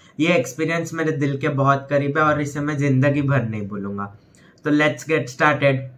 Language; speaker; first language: Hindi; native; Hindi